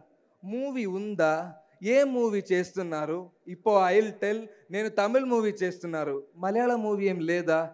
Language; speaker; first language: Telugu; non-native, learner; Malayalam